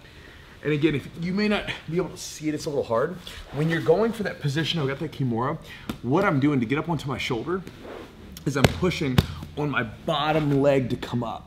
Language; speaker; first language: English; native; English